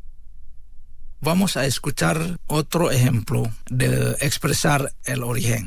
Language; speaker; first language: Spanish; non-native, fluent; Indonesian